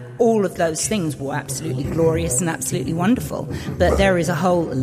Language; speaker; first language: English; native; English